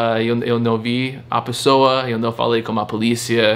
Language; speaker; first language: Portuguese; non-native, fluent; English